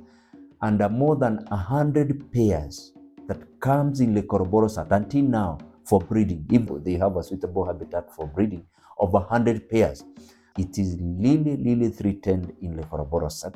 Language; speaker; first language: English; non-native, local second language; Kikuyu